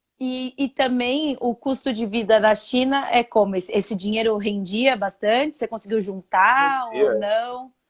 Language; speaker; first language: Portuguese; native; Portuguese